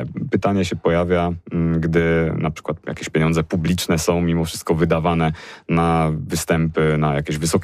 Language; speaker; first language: Polish; native; Polish